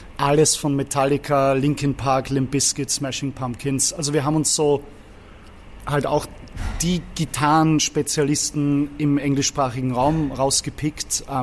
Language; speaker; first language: German; native; German